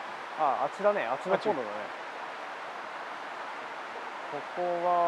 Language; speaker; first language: Japanese; native; Japanese